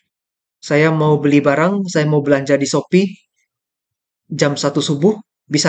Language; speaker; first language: Indonesian; native; Indonesian